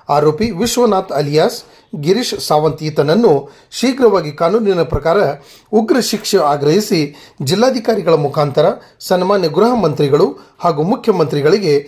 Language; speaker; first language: Kannada; native; Kannada